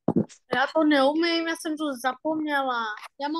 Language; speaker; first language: Czech; non-native, learner; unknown